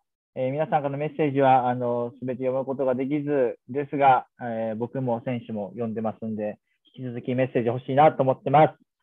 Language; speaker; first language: Japanese; native; Japanese